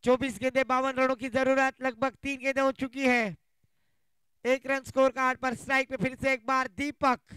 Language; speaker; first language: Hindi; non-native, local second language; Marathi